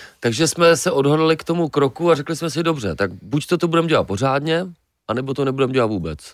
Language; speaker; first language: Czech; native; Czech